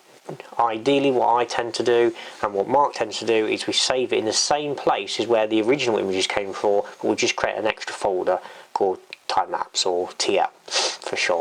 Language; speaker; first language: English; native; English